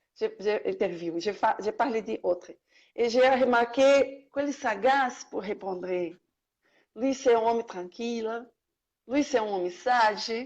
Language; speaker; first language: French; non-native, learner; Portuguese